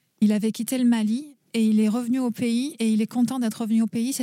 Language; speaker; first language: French; native; French